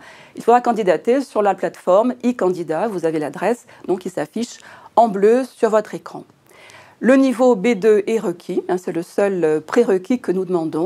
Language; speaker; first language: French; native; French